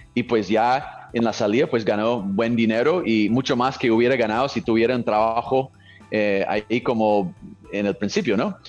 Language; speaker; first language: Spanish; non-native, fluent; English